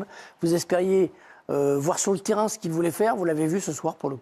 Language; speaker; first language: French; native; French